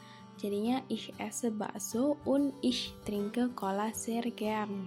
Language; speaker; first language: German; non-native, fluent; Indonesian